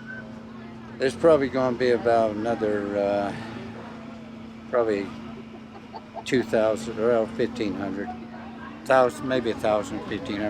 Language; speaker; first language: English; native; English